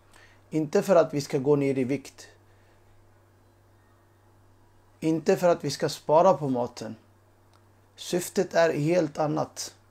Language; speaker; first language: Swedish; early bilingual, other home language; Urdu